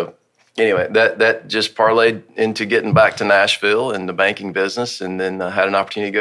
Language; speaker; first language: English; native; English